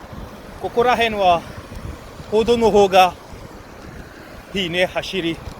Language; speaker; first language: Japanese; non-native, learner; French